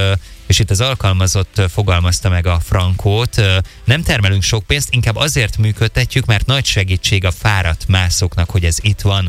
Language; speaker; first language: Hungarian; native; Hungarian